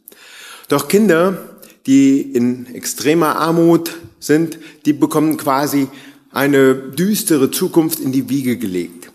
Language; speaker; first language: German; native; German